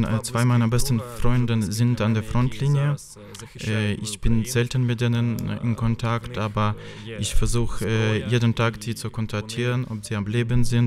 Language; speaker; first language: German; non-native, fluent; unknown